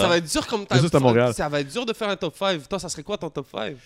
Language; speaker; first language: French; native; French